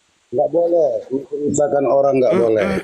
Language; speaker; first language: Indonesian; native; Indonesian